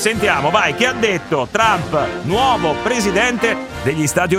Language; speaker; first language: Italian; native; Italian